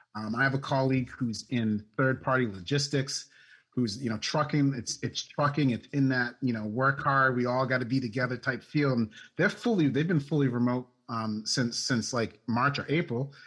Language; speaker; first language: English; native; English